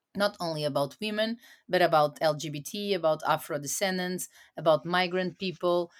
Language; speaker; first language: English; non-native, fluent; Portuguese